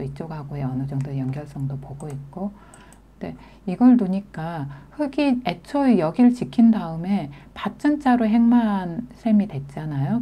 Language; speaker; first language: Korean; native; Korean